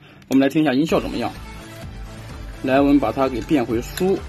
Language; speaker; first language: Chinese; native; Chinese